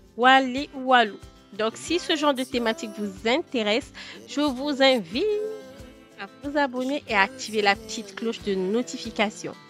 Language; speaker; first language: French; non-native, local second language; Lingala